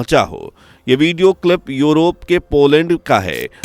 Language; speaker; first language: Hindi; native; Hindi